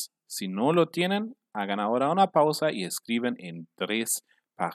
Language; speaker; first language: Spanish; non-native, fluent; German